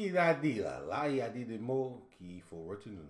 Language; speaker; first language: French; non-native, learner; English